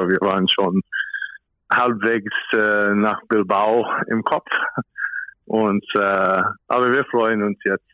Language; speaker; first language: German; non-native, fluent; English